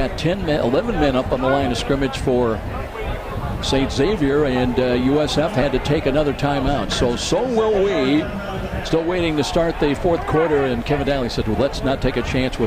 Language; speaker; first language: English; native; English